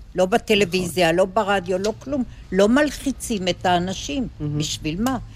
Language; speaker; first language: Hebrew; native; Hebrew